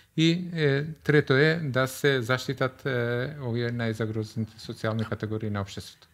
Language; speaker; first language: Macedonian; non-native, local second language; Albanian